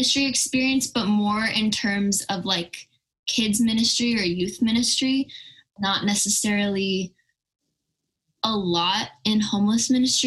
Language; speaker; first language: English; native; English